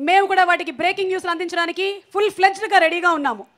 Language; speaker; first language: Telugu; native; Telugu